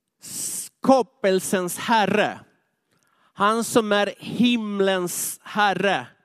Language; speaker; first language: Swedish; non-native, fluent; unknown